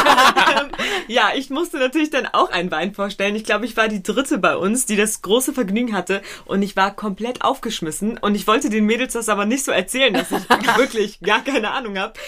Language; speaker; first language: German; early bilingual, other home language; Pashto